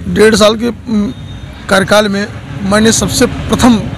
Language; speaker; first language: Hindi; native; Hindi